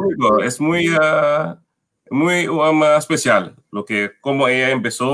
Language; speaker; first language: Spanish; non-native, fluent; Papiamento